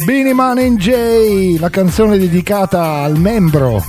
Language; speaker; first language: Italian; native; Italian